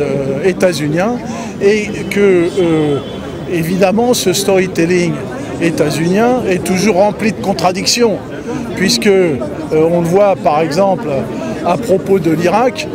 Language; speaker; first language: French; native; French